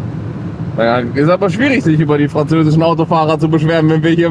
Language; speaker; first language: German; native; German